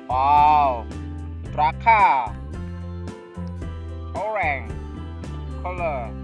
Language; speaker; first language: English; non-native, learner; Khmer